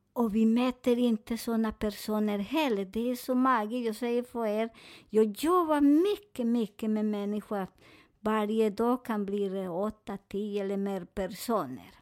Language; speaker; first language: Swedish; non-native, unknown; Spanish